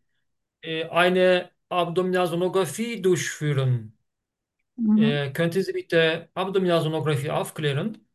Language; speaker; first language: German; non-native, learner; Turkish